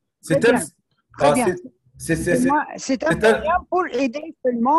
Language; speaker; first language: French; non-native, fluent; Arabic